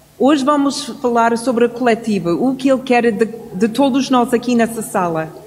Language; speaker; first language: Portuguese; non-native, fluent; English